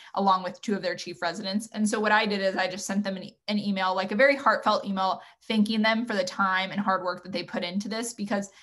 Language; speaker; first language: English; native; English